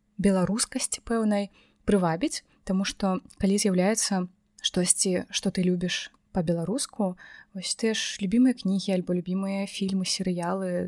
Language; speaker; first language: Belarusian; non-native, local second language; Russian